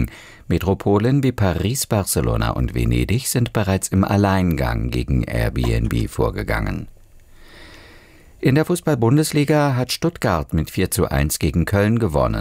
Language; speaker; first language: German; native; German